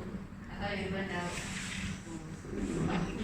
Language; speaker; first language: Malay; native; Malay